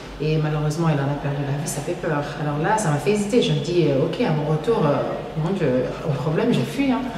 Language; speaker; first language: French; non-native, local second language; Wolof